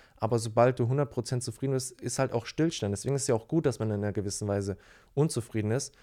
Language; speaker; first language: German; native; German